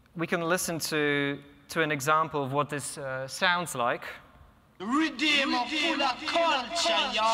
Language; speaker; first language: English; non-native, fluent; Polish